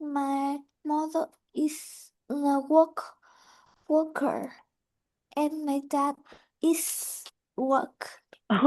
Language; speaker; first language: English; non-native, learner; Vietnamese